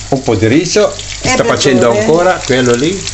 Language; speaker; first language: Italian; non-native, learner; Filipino